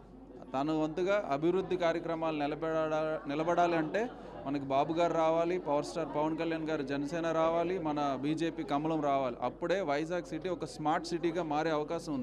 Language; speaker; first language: Telugu; native; Telugu